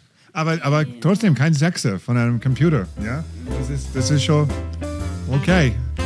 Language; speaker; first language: German; non-native, fluent; English